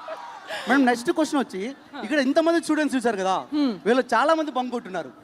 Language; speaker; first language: Telugu; native; Telugu